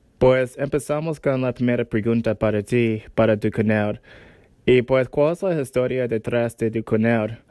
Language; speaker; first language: Spanish; non-native, learner; English